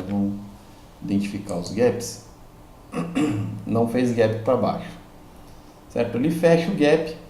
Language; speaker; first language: Portuguese; native; Portuguese